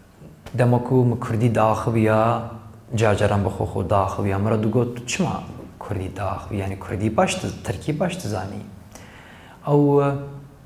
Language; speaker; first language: Kurdish; non-native, local second language; Turkish